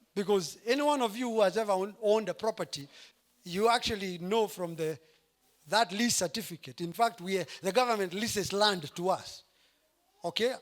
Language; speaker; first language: English; non-native, local second language; Swahili